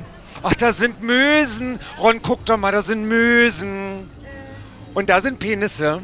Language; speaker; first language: German; native; German